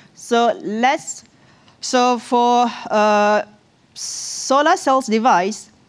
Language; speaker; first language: English; non-native, local second language; Malay